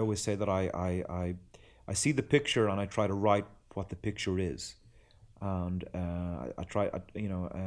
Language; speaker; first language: English; native; English